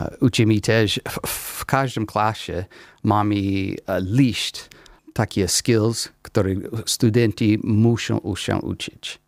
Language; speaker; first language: Polish; non-native, learner; English